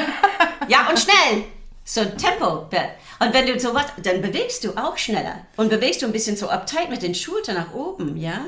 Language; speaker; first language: German; non-native, fluent; English